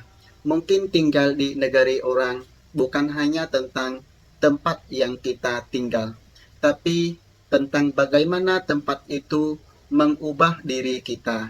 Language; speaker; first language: Indonesian; non-native, fluent; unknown